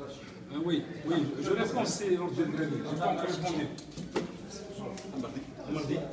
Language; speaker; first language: French; non-native, local second language; Arabic